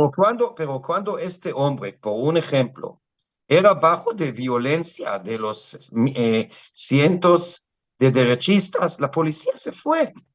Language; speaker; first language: Spanish; non-native, fluent; Hebrew